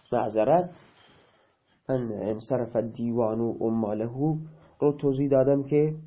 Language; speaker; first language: Persian; non-native, local second language; Baluchi